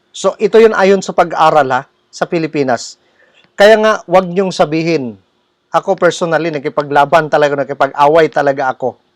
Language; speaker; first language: Filipino; non-native, local second language; Cebuano